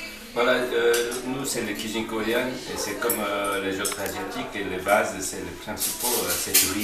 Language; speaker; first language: French; non-native, learner; Korean